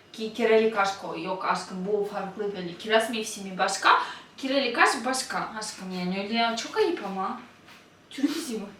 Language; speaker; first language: Turkish; non-native, fluent; Ukrainian